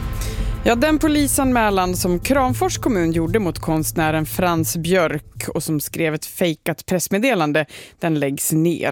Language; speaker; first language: Swedish; native; Swedish